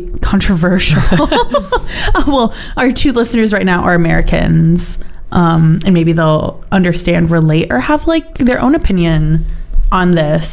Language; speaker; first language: English; native; English